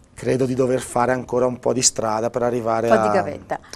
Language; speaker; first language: Italian; native; Italian